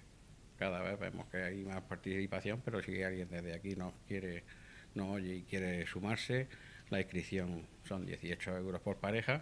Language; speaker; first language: Spanish; native; Spanish